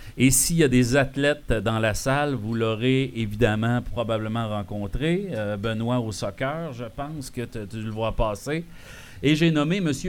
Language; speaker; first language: French; native; French